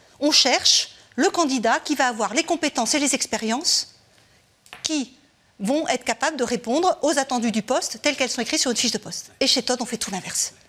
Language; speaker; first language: French; native; French